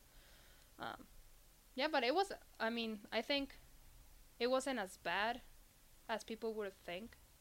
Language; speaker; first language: English; non-native, fluent; Spanish